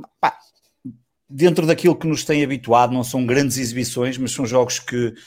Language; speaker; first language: Portuguese; native; Portuguese